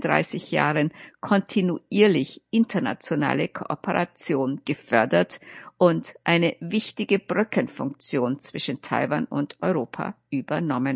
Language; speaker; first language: German; native; German